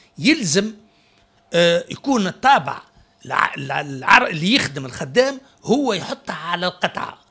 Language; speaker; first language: Arabic; native; Arabic